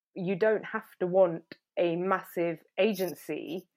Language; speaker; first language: English; native; English